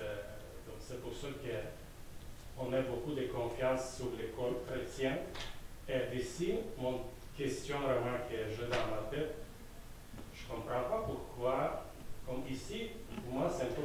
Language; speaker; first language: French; non-native, fluent; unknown